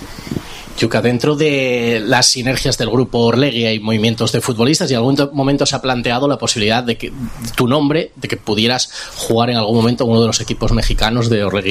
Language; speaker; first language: Spanish; native; Spanish